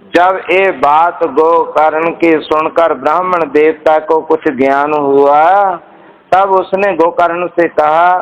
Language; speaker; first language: Hindi; non-native, local second language; Punjabi